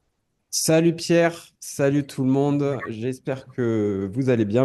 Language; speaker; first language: French; native; French